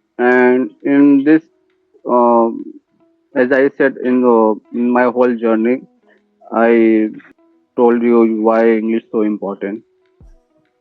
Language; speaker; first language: English; non-native, learner; Hindi